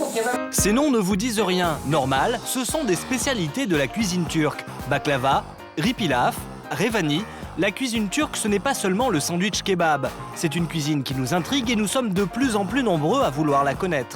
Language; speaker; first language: French; native; French